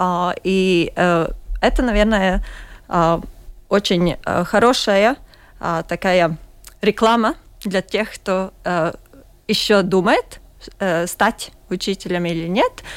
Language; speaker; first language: Russian; non-native, local second language; Latvian